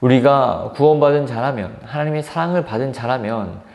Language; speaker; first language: Korean; native; Korean